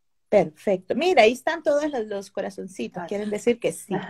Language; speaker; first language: Spanish; native; Spanish